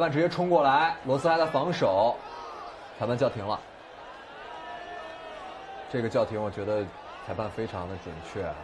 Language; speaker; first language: Chinese; native; Chinese